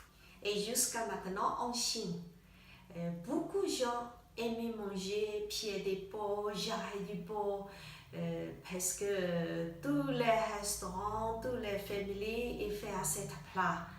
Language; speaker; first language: French; non-native, learner; Chinese